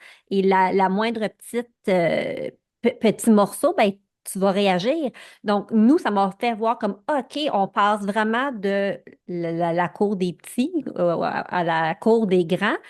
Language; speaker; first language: French; native; French